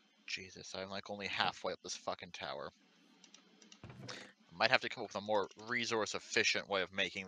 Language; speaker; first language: English; native; English